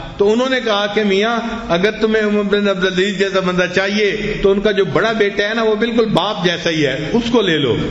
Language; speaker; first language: Urdu; non-native, local second language; Punjabi